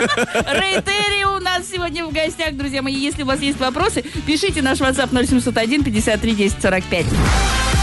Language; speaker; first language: Russian; native; Russian